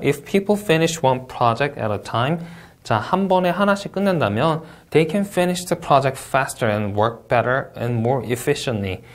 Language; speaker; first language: English; non-native, fluent; Korean